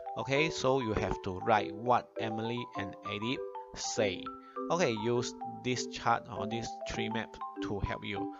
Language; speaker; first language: English; non-native, local second language; Chinese